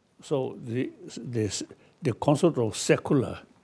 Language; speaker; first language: English; non-native, learner; Tibetan